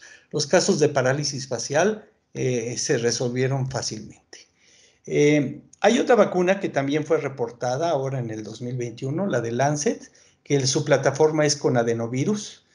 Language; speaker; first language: Spanish; native; Spanish